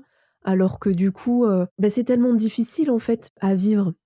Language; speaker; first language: French; native; French